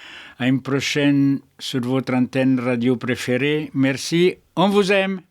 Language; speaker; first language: French; native; French